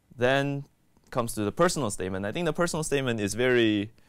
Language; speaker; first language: English; native; English